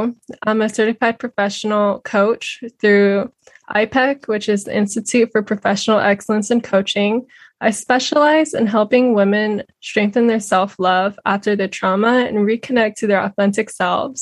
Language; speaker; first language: English; native; English